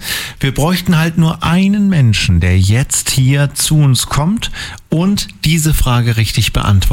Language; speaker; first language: German; native; German